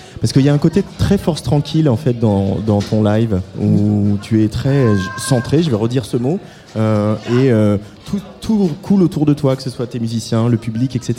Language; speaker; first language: French; native; French